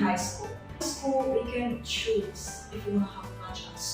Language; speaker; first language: English; non-native, fluent; Portuguese